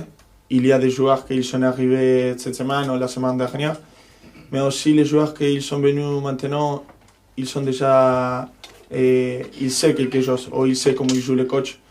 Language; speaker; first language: French; non-native, fluent; Spanish